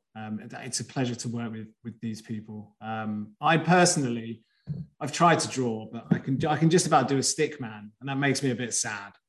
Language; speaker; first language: English; native; English